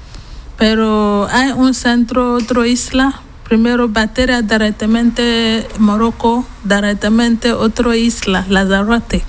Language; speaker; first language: Spanish; non-native, learner; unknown